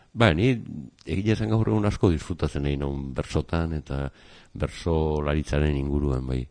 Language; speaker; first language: Basque; native; Basque